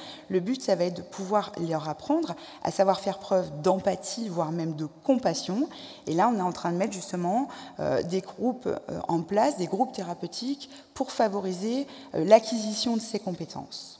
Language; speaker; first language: French; native; French